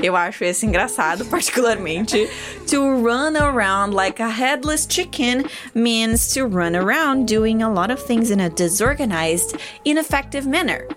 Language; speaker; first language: English; non-native, fluent; Portuguese